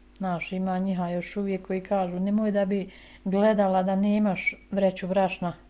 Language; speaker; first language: Bosnian; native; Bosnian